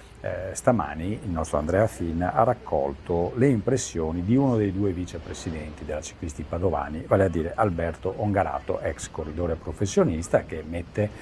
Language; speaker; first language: Italian; native; Italian